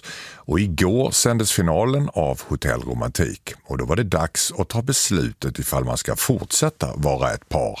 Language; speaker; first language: Swedish; native; Swedish